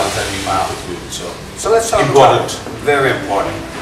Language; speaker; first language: English; non-native, local second language; Punjabi